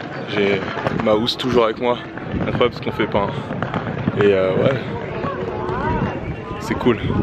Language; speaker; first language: French; native; French